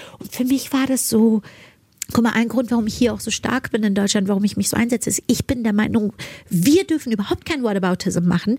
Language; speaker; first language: German; early bilingual, other home language; Persian